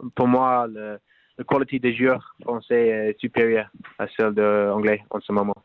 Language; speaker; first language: French; non-native, learner; English